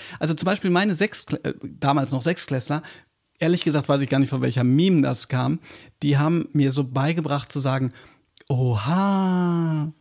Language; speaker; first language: German; native; German